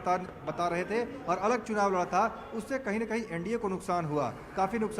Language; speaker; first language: Hindi; native; Hindi